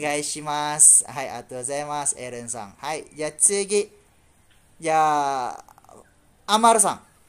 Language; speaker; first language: Japanese; non-native, fluent; Malay